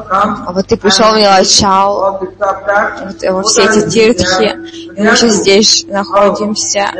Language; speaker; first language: Russian; non-native, fluent; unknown